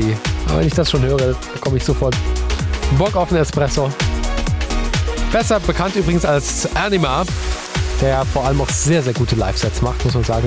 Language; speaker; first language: German; native; German